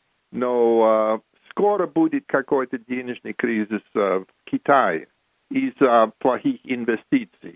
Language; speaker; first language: Russian; non-native, fluent; English